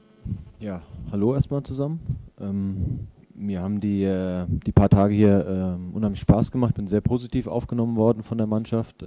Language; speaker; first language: German; native; German